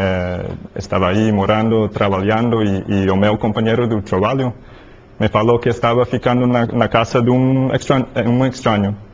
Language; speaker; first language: Portuguese; non-native, learner; English